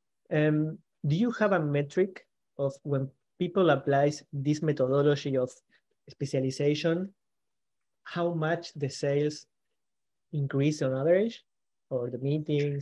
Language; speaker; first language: English; non-native, fluent; Spanish